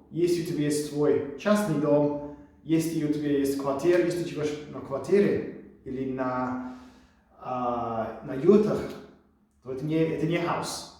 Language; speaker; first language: Russian; non-native, fluent; English